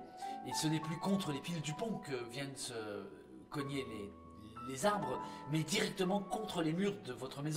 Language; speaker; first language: French; native; French